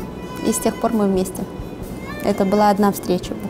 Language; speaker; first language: Russian; native; Russian